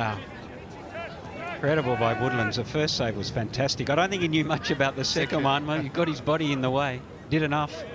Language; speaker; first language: English; native; English